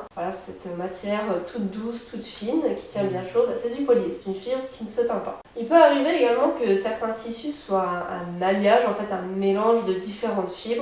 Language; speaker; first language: French; native; French